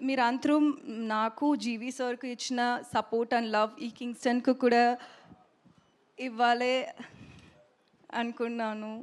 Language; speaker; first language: Telugu; non-native, learner; Tamil